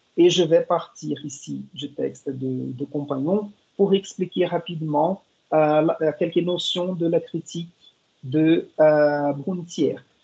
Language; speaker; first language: French; non-native, fluent; Portuguese